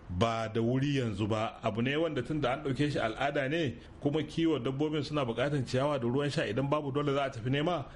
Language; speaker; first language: Hausa; non-native, local second language; Fula